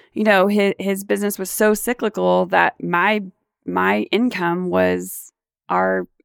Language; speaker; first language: English; native; English